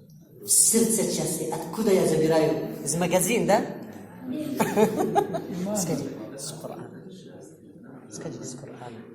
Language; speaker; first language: Russian; non-native, learner; Arabic